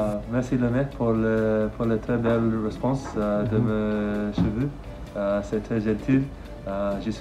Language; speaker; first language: French; non-native, learner; English